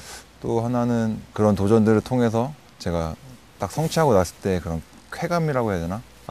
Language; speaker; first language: Korean; native; Korean